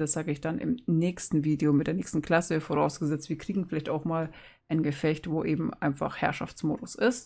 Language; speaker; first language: German; native; German